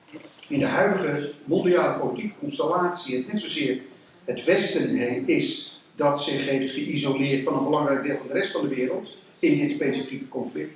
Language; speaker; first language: Dutch; native; Dutch